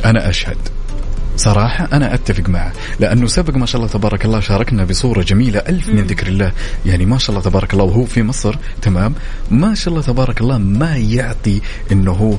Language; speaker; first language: Arabic; native; Arabic